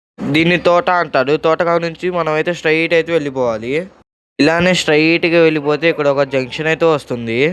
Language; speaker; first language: Telugu; non-native, local second language; Urdu